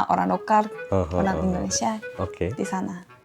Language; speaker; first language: Indonesian; non-native, fluent; Japanese